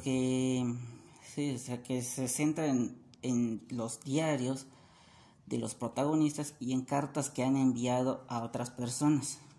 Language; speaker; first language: Spanish; native; Spanish